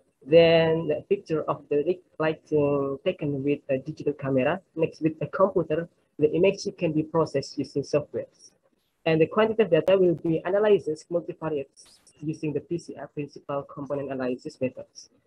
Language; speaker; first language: English; non-native, learner; Indonesian